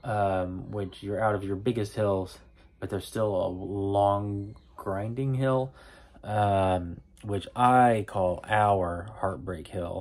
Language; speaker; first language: English; native; English